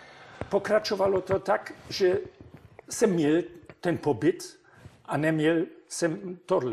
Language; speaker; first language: Czech; non-native, fluent; German